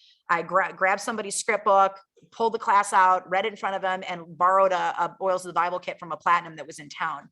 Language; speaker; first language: English; native; English